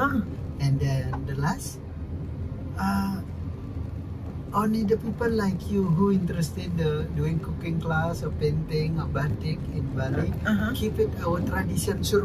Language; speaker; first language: English; non-native, learner; Balinese